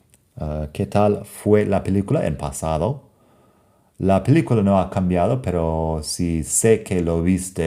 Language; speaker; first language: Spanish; non-native, fluent; English